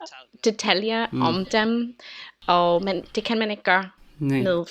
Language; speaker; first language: Danish; non-native, learner; English